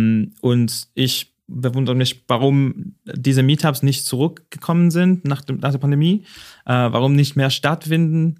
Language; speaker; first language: German; non-native, fluent; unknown